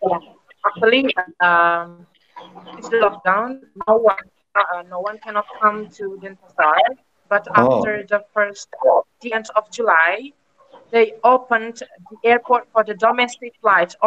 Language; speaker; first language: English; non-native, learner; Indonesian